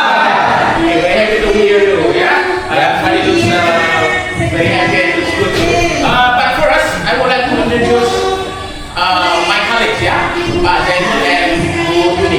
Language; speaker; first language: English; non-native, fluent; Indonesian